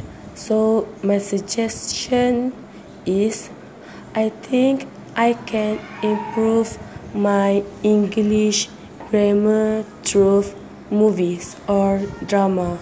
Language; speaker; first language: English; non-native, learner; Malay